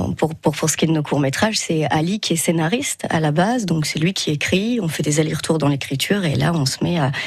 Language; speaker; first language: French; native; French